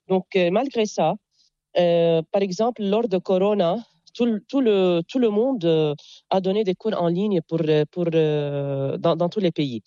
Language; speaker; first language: French; non-native, local second language; Arabic